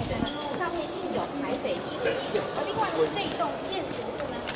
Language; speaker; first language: Chinese; native; Chinese